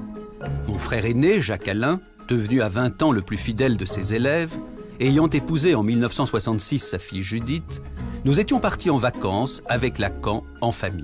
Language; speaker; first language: French; native; French